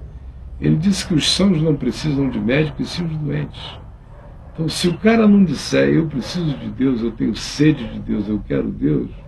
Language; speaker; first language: Portuguese; native; Portuguese